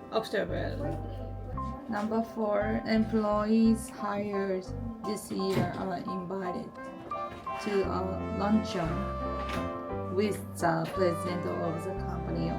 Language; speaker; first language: English; non-native, learner; Japanese